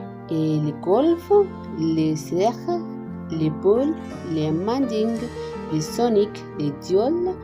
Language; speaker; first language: French; non-native, learner; Spanish